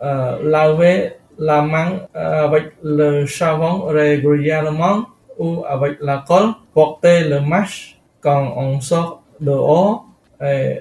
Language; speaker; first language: French; non-native, learner; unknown